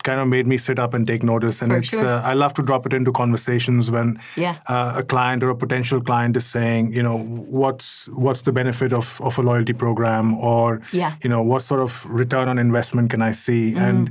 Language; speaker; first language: English; non-native, local second language; Hindi